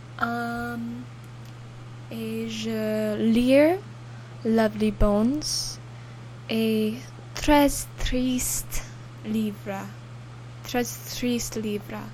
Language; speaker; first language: French; non-native, learner; English